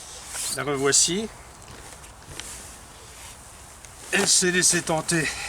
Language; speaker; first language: French; native; French